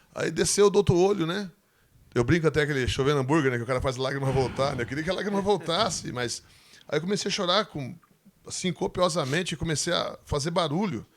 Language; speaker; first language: Portuguese; native; Portuguese